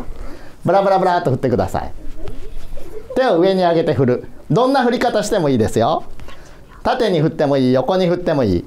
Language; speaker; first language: Japanese; native; Japanese